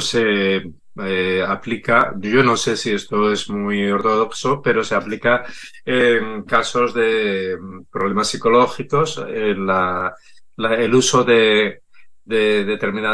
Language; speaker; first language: Spanish; native; Spanish